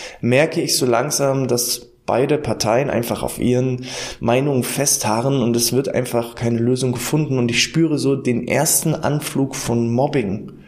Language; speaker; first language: German; native; German